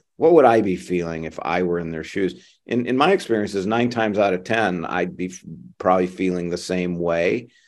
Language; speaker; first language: English; native; English